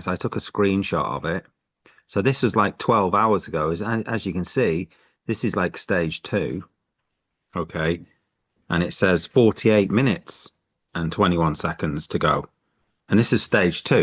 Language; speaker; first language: English; native; English